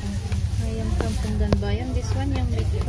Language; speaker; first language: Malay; non-native, learner; Filipino